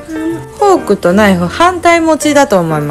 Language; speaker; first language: Japanese; native; Japanese